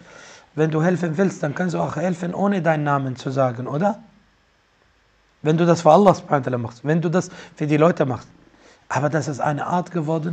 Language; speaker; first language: German; non-native, fluent; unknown